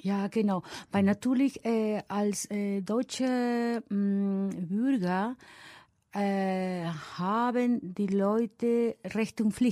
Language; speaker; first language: German; non-native, fluent; Spanish